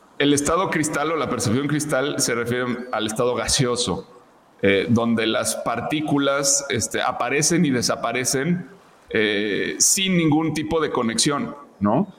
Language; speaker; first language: Spanish; native; Spanish